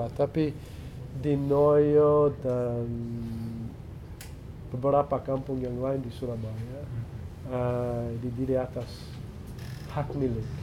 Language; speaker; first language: Indonesian; non-native, fluent; English